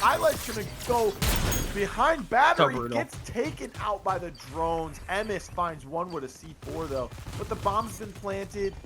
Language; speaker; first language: English; native; English